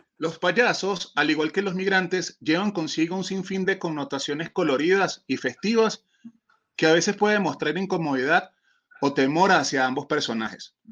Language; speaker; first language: Spanish; native; Spanish